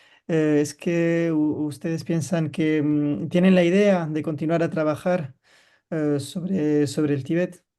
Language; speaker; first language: Spanish; non-native, fluent; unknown